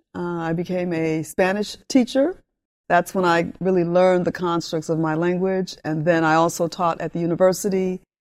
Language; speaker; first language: English; early bilingual, other home language; Spanish